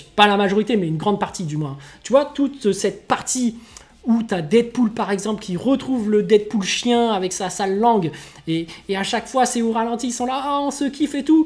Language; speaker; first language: French; native; French